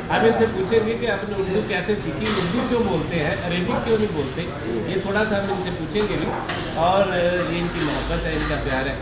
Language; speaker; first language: Urdu; native; Urdu